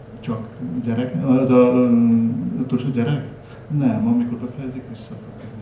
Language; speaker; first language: Hungarian; non-native, learner; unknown